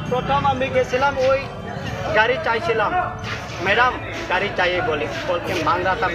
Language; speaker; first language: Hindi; non-native, local second language; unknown